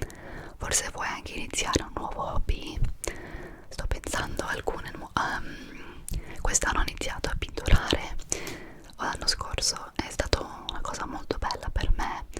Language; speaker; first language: Italian; non-native, fluent; English